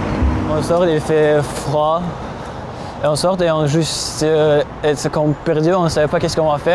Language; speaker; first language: French; non-native, learner; Tajik